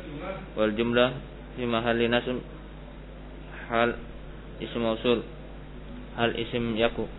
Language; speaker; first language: Arabic; non-native, learner; Indonesian